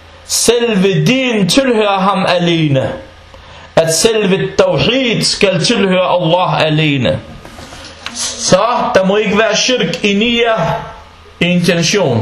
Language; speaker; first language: Danish; non-native, fluent; Arabic